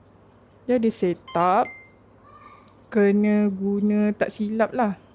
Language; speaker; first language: Malay; native; Malay